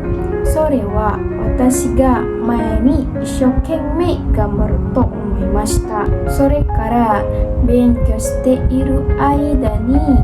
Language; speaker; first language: Japanese; non-native, learner; Indonesian